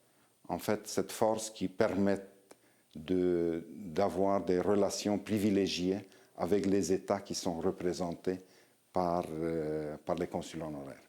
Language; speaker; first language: French; non-native, fluent; Romanian